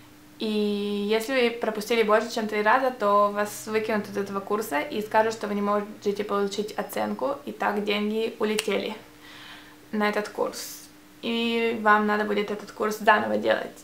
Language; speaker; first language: Russian; early bilingual, heritage; Russian